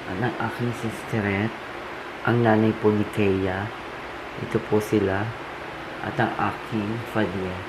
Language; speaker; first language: Filipino; native; Filipino